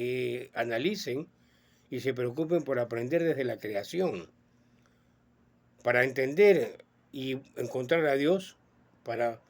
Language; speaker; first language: Spanish; native; Spanish